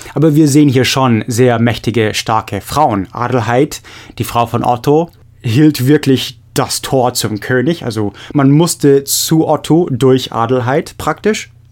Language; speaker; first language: German; non-native, fluent; English